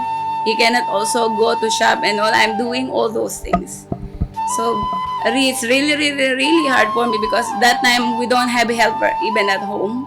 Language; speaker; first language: English; non-native, local second language; Filipino